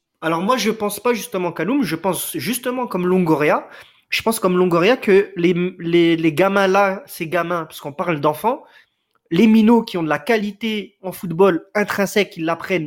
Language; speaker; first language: French; native; French